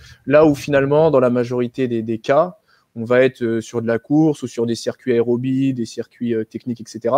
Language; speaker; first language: French; native; French